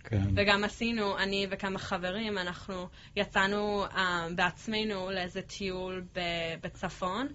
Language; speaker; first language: Hebrew; early bilingual, heritage; English